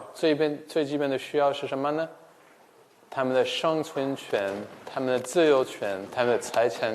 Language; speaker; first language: Chinese; non-native, fluent; English